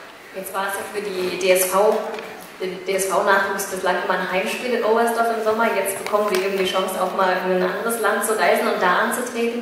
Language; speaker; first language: German; native; German